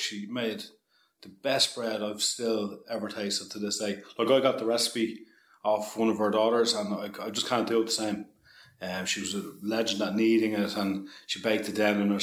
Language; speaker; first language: English; native; English